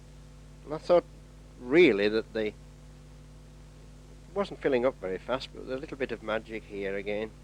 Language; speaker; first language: English; native; English